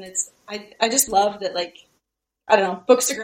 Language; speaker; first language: English; native; English